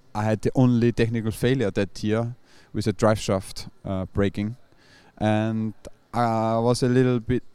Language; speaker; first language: English; non-native, fluent; German